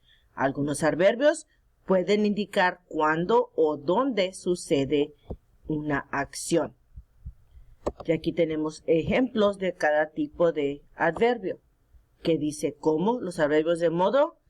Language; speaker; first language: Spanish; early bilingual, heritage; Spanish